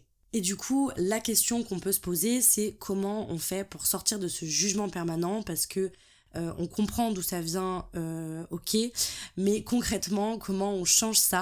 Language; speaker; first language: French; native; French